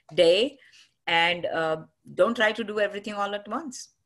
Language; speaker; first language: English; non-native, local second language; Marathi